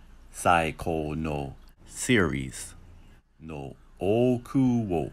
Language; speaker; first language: Japanese; non-native, learner; English